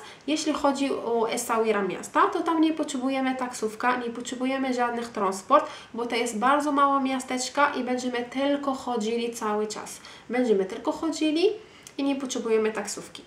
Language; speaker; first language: Polish; non-native, fluent; Arabic